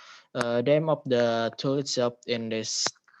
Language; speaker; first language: English; non-native, learner; Indonesian